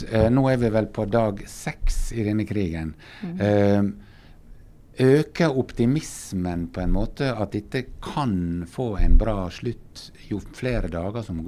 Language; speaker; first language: Norwegian; native; Norwegian